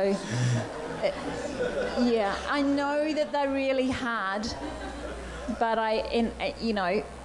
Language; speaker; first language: English; native; English